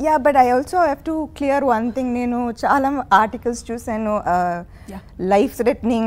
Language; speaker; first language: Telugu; non-native, fluent; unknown